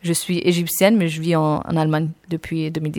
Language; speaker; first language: French; non-native, fluent; Arabic